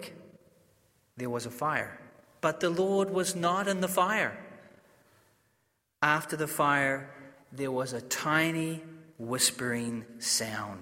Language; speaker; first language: English; native; English